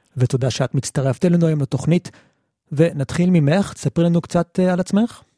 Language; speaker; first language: Hebrew; native; Hebrew